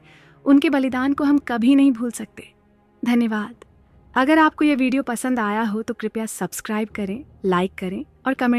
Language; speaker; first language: Hindi; native; Hindi